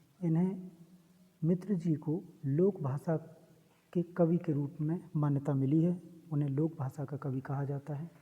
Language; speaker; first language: Hindi; native; Hindi